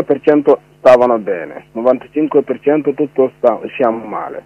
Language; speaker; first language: Italian; non-native, learner; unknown